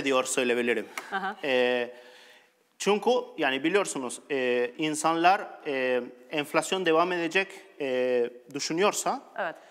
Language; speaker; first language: Turkish; non-native, learner; Spanish